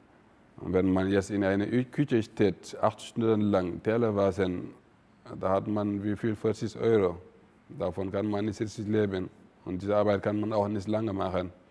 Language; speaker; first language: German; non-native, fluent; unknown